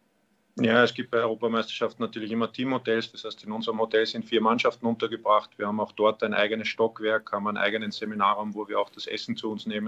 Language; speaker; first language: German; native; German